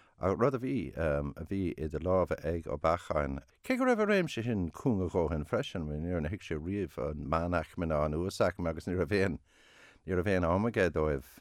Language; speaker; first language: Irish; non-native, local second language; English